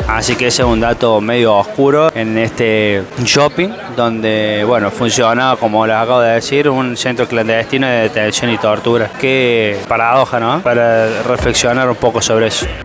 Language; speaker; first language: Spanish; native; Spanish